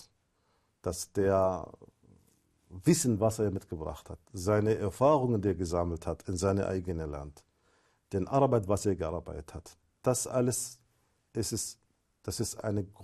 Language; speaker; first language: German; non-native, fluent; Arabic